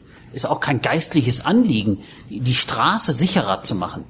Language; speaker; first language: German; native; German